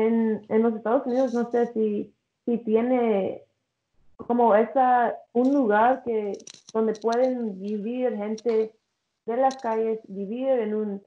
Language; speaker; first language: Spanish; early bilingual, heritage; English